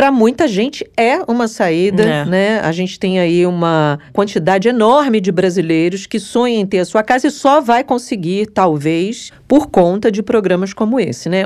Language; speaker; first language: Portuguese; native; Portuguese